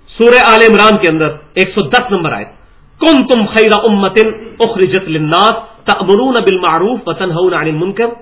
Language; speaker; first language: Urdu; non-native, local second language; Punjabi